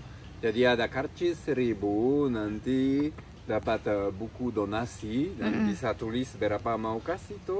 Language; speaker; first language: Indonesian; non-native, fluent; French